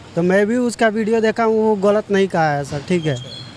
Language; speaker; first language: Hindi; native; Hindi